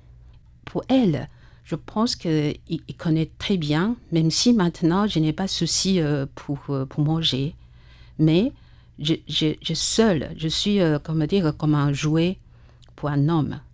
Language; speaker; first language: French; non-native, learner; Chinese